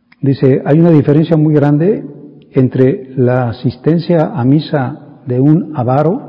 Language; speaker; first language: Spanish; native; Spanish